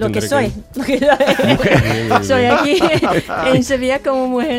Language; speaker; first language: Spanish; non-native, fluent; English